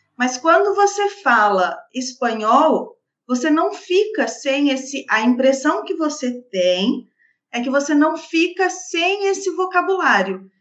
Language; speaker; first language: Portuguese; native; Portuguese